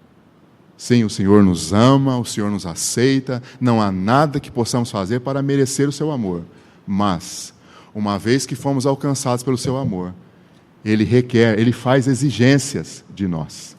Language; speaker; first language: Portuguese; native; Portuguese